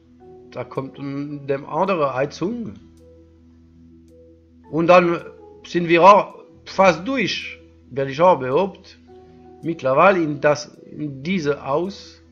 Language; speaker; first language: German; non-native, learner; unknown